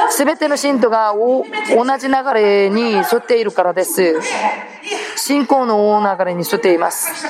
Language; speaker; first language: Japanese; non-native, fluent; Korean